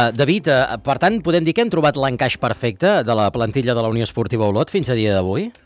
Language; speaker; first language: Catalan; native; Catalan